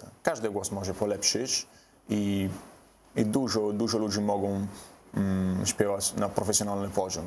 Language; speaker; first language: Polish; non-native, learner; Italian